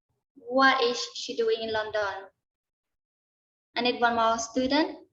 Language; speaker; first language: English; non-native, learner; Khmer